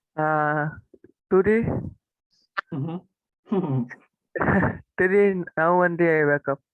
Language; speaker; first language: English; non-native, learner; Tamil